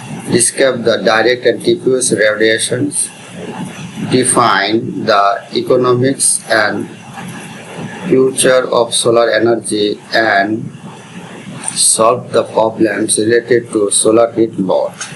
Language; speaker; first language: English; non-native, local second language; Bangla